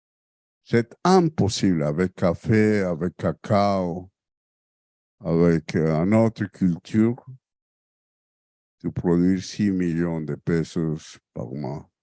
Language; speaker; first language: French; non-native, fluent; Spanish